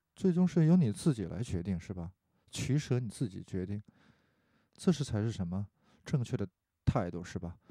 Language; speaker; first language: Chinese; non-native, fluent; Korean